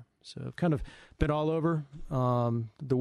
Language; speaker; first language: English; native; English